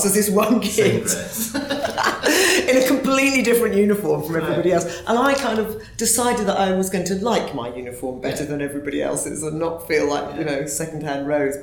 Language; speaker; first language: English; native; English